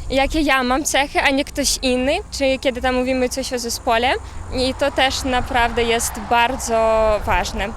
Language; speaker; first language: Polish; non-native, fluent; Ukrainian